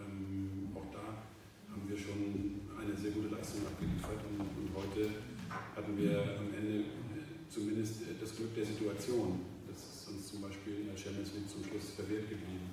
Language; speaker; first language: German; native; German